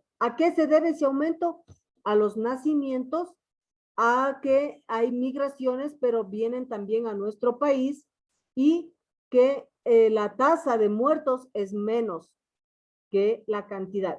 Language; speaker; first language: Spanish; native; Spanish